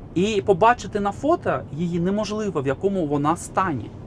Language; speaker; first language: Ukrainian; non-native, local second language; Russian